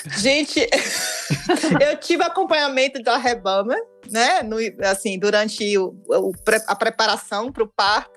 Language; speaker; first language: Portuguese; native; Portuguese